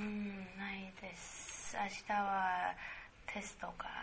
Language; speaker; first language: Japanese; non-native, learner; Chinese